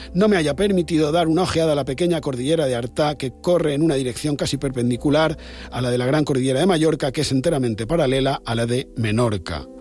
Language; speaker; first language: Spanish; non-native, local second language; Catalan